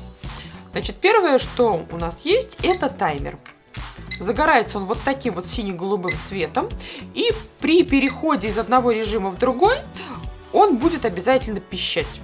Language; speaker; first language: Russian; native; Russian